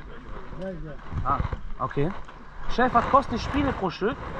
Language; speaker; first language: German; non-native, learner; Turkish